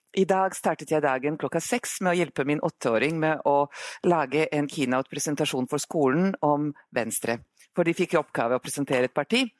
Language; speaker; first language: Norwegian; non-native, fluent; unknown